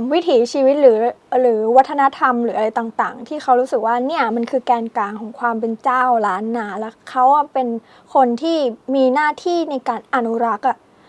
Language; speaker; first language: Thai; native; Thai